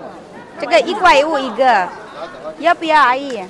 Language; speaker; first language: Chinese; non-native, learner; Indonesian